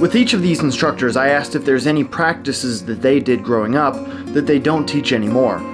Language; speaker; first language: English; native; English